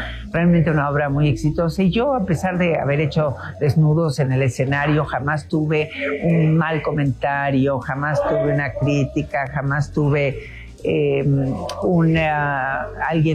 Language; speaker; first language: Spanish; native; Spanish